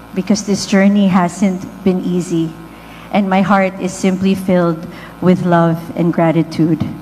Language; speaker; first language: English; non-native, local second language; Filipino